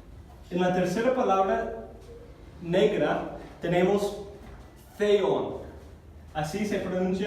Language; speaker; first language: Spanish; non-native, fluent; English